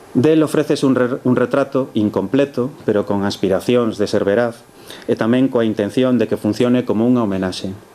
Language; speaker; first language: Galician; early bilingual, heritage; Galician